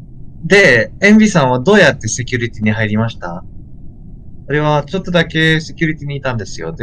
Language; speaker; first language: Japanese; non-native, learner; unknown